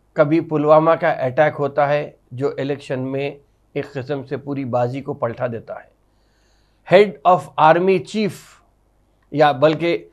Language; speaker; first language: Hindi; non-native, local second language; Urdu